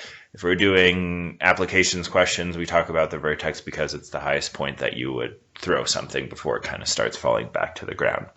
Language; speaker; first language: English; native; English